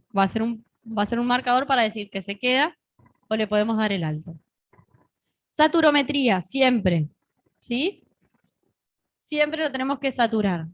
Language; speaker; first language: Spanish; native; Spanish